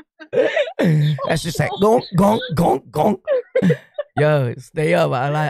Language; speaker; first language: English; early bilingual, other home language; Spanish